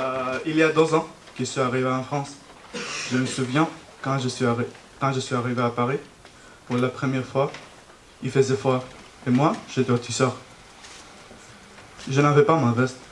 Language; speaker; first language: French; non-native, learner; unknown